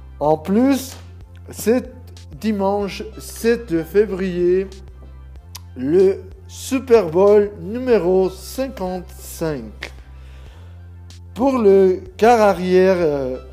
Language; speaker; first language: French; non-native, learner; Spanish